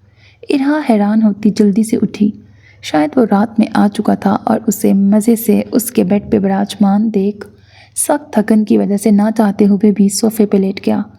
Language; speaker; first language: Urdu; native; Urdu